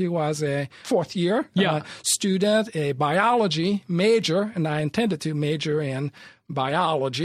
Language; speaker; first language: English; early bilingual, other home language; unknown